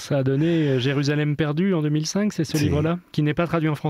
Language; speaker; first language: French; native; French